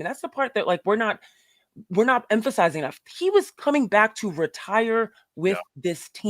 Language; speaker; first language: English; native; English